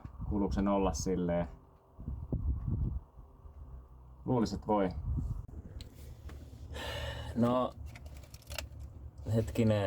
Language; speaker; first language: Finnish; native; Finnish